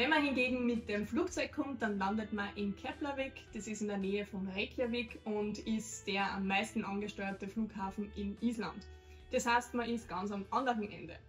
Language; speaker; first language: German; native; German